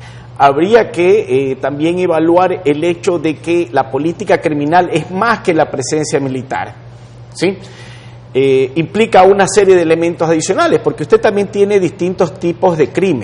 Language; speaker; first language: Spanish; native; Spanish